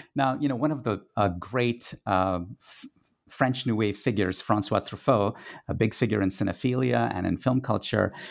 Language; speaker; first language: English; non-native, local second language; Tamil